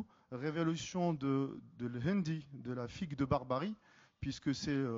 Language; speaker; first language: French; native; French